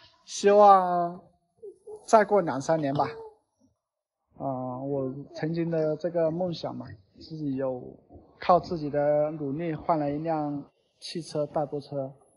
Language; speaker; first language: Chinese; native; Chinese